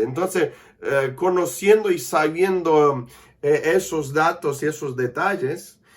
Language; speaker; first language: Spanish; non-native, fluent; English